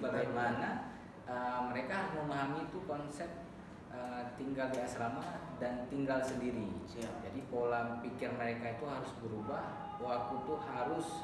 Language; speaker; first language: Indonesian; native; Indonesian